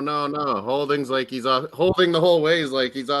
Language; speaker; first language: English; native; English